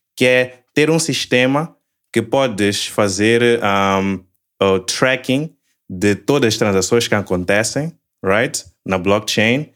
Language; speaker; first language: Portuguese; native; Portuguese